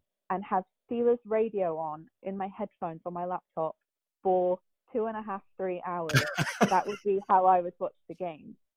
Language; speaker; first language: English; native; English